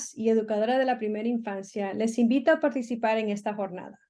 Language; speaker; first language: Spanish; early bilingual, other home language; English